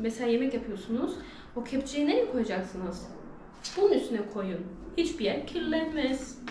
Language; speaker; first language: Turkish; early bilingual, heritage; Turkish